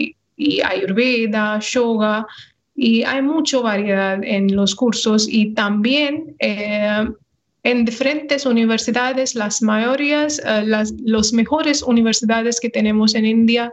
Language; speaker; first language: Spanish; non-native, fluent; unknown